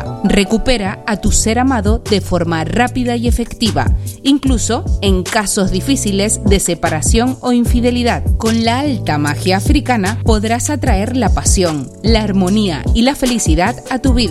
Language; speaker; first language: Spanish; native; Spanish